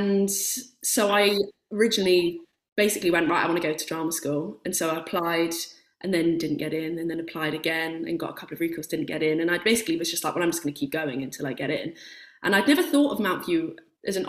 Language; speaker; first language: English; native; English